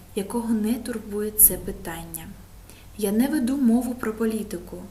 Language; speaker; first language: Ukrainian; non-native, local second language; Russian